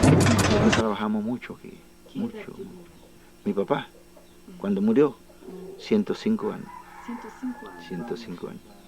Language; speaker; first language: Spanish; non-native, local second language; Haitian Creole